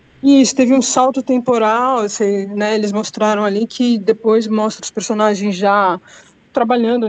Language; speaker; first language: Portuguese; native; Portuguese